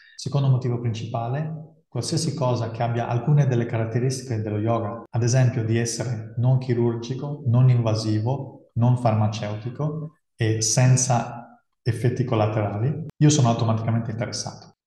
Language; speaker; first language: Italian; early bilingual, other home language; Dutch